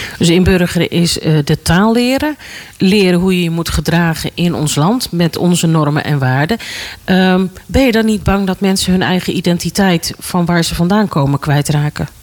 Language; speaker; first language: Dutch; native; Dutch